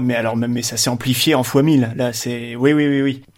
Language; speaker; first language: French; native; French